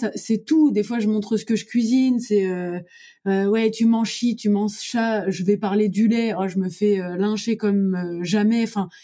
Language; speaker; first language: French; native; French